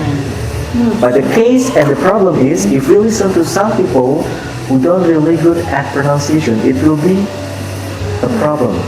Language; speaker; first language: English; non-native, fluent; Indonesian